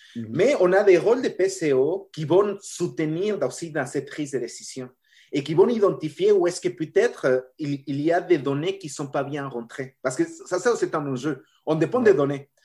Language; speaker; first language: French; non-native, fluent; Spanish